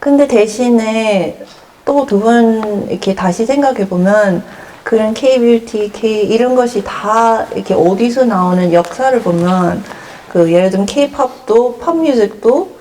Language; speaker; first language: Korean; early bilingual, other home language; English